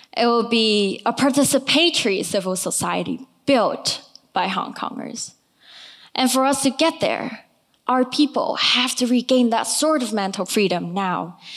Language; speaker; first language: English; non-native, local second language; Cantonese